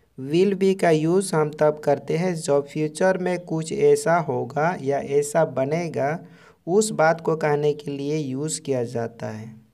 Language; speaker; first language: Hindi; non-native, local second language; Santali